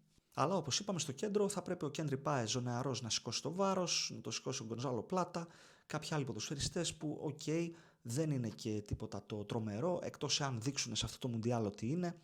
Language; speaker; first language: Greek; native; Greek